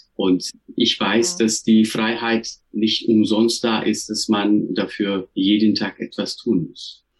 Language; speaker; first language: German; non-native, fluent; Turkish